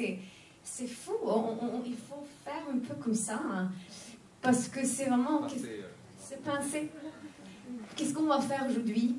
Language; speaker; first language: French; non-native, fluent; Swedish